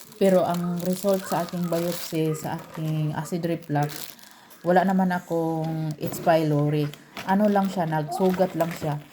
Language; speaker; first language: Filipino; non-native, local second language; Cebuano